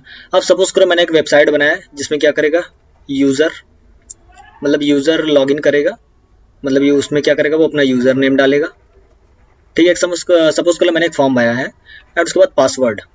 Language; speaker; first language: Hindi; native; Hindi